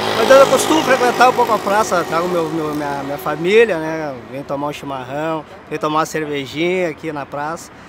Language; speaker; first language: Portuguese; native; Portuguese